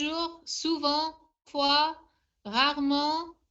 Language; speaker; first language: French; non-native, fluent; English